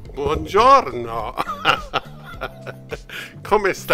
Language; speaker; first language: Italian; non-native, learner; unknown